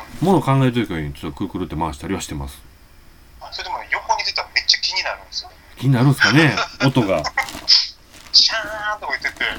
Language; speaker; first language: Japanese; native; Japanese